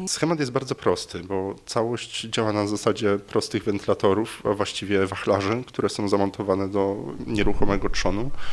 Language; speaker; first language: Polish; native; Polish